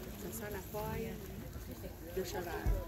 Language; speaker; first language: French; native; French